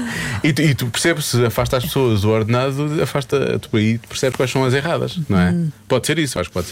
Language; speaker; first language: Portuguese; native; Portuguese